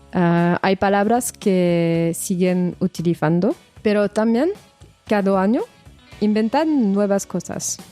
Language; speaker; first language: Spanish; non-native, fluent; French